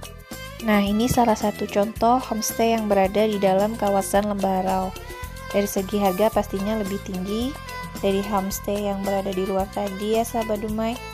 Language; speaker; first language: Indonesian; native; Indonesian